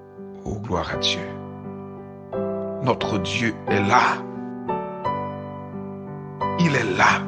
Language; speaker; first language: French; non-native, local second language; Haitian Creole